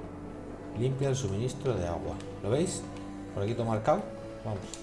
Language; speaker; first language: Spanish; native; Spanish